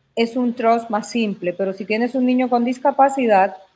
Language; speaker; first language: Spanish; native; Spanish